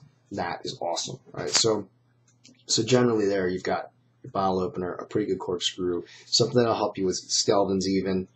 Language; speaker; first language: English; native; English